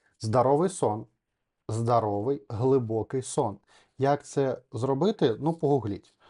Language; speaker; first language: Ukrainian; non-native, local second language; Russian